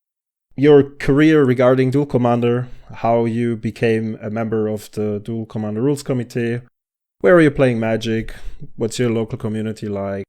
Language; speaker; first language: English; non-native, fluent; German